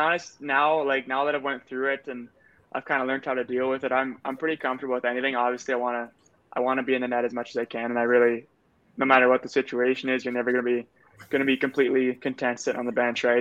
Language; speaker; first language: English; native; English